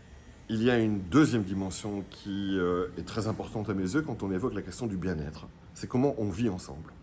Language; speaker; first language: French; native; French